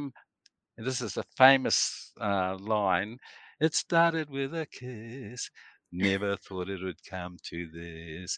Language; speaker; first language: English; native; English